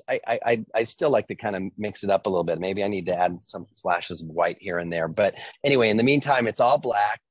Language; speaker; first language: English; native; English